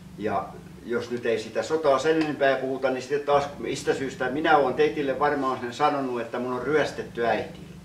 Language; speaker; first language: Finnish; native; Finnish